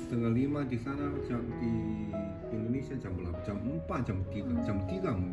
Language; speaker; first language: Indonesian; non-native, learner; Chinese